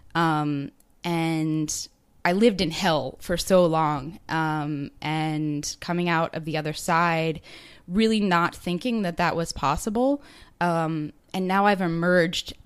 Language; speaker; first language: English; native; English